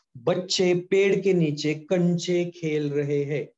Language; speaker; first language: Hindi; non-native, local second language; Marathi